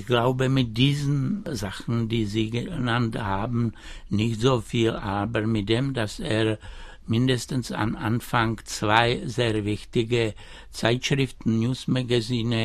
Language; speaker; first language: German; non-native, fluent; Czech